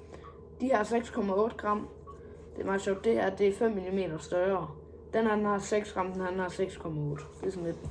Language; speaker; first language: Danish; native; Danish